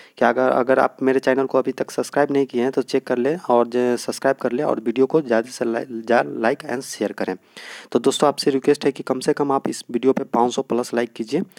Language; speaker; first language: Hindi; native; Hindi